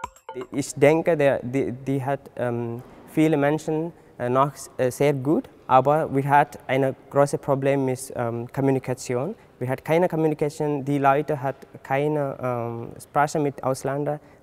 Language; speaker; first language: German; non-native, learner; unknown